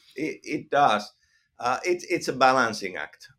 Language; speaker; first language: English; non-native, fluent; Finnish